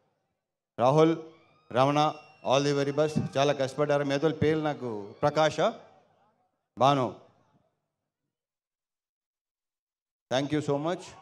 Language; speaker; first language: Telugu; native; Telugu